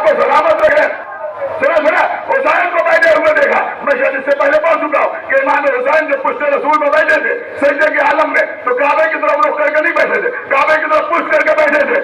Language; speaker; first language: Urdu; native; Urdu